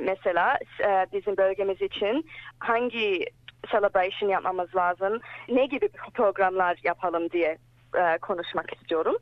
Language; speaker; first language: Turkish; early bilingual, heritage; English